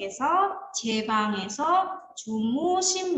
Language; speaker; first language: Korean; non-native, fluent; Indonesian